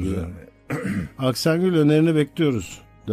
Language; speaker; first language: Turkish; native; Turkish